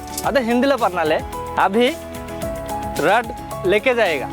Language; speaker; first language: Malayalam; non-native, learner; Hindi